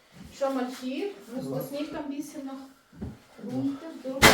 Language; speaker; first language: German; non-native, learner; Russian